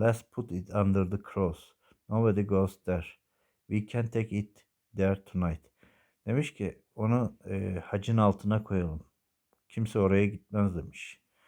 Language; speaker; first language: English; non-native, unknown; Turkish